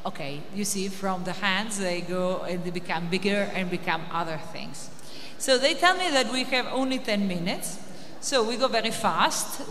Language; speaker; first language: English; non-native, fluent; Italian